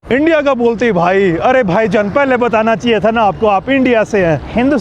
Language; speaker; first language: Hindi; native; Hindi